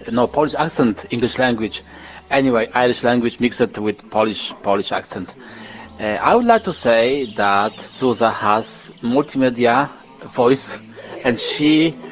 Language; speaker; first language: English; non-native, learner; Polish